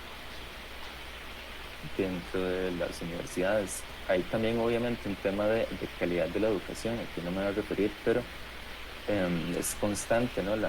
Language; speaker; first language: Spanish; native; Spanish